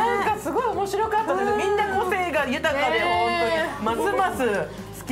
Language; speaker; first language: Japanese; native; Japanese